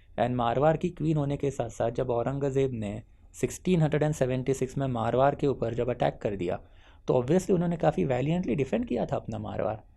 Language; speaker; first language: Hindi; non-native, local second language; Marathi